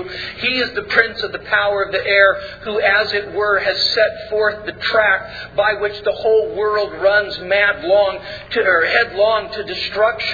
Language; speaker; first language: English; native; English